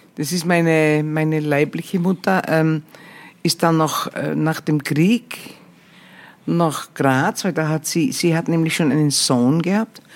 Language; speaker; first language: German; native; German